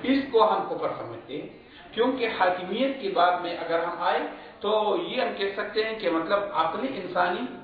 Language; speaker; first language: Urdu; non-native, local second language; Pashto